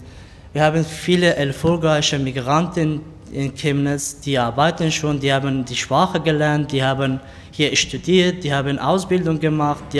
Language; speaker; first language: German; non-native, learner; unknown